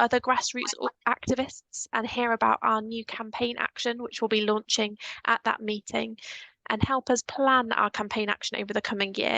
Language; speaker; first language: English; native; English